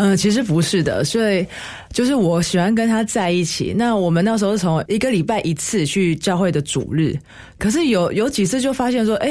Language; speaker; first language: Chinese; native; Chinese